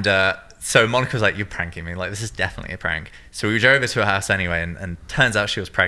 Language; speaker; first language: English; native; English